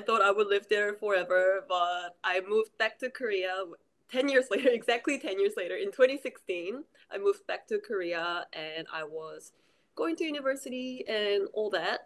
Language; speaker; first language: English; early bilingual, other home language; Korean